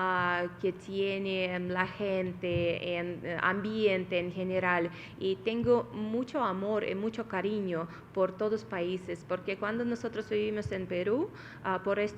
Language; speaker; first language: Spanish; non-native, fluent; Russian